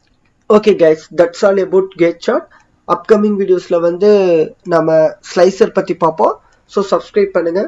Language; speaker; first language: Tamil; native; Tamil